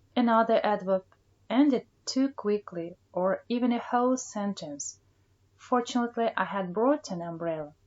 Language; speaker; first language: English; non-native, fluent; Kazakh